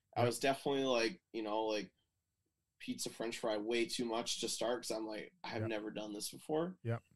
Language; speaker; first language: English; native; English